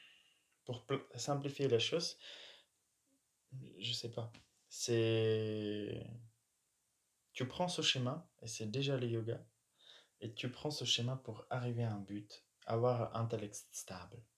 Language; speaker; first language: French; non-native, fluent; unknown